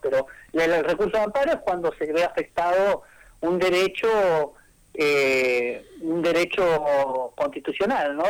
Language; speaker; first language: Spanish; native; Spanish